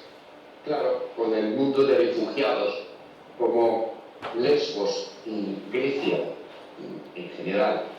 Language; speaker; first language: Spanish; non-native, learner; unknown